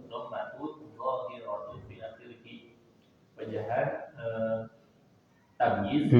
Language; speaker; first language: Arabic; non-native, learner; Indonesian